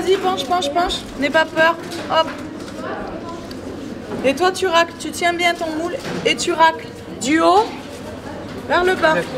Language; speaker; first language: French; native; French